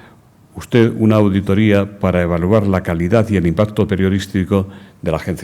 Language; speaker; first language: Spanish; native; Spanish